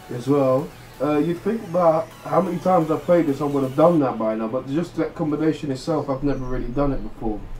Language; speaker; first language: English; native; English